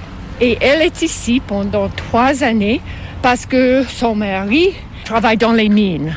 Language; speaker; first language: French; non-native, local second language; English